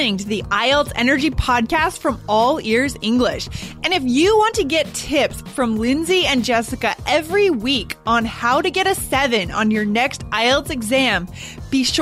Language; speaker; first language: English; native; English